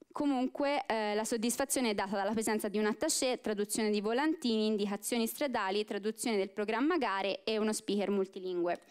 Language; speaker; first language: Italian; native; Italian